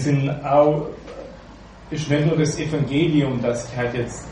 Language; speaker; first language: German; native; German